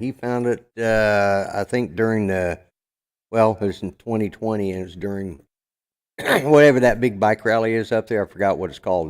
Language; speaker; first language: English; native; English